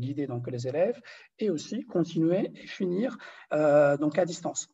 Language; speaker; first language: French; non-native, fluent; Portuguese